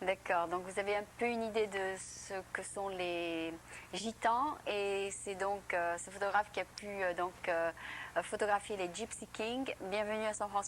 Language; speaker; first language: French; native; French